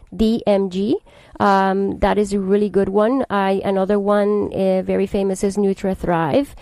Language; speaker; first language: English; non-native, fluent; Spanish